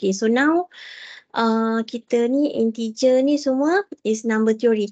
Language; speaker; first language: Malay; native; Malay